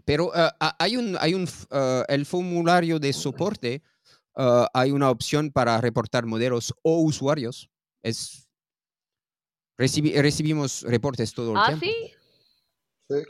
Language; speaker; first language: Spanish; non-native, learner; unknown